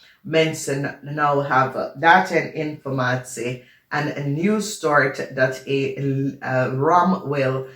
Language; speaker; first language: Dutch; non-native, learner; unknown